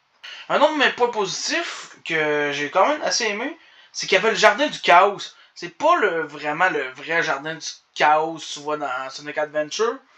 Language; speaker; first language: French; native; French